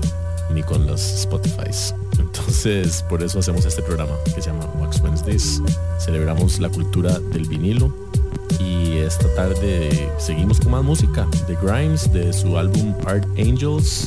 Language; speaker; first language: Spanish; native; Spanish